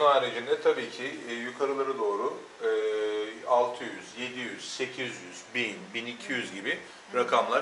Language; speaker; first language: Turkish; native; Turkish